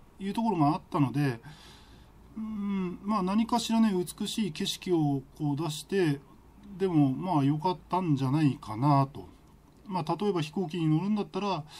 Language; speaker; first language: Japanese; native; Japanese